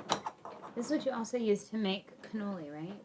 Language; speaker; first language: English; native; English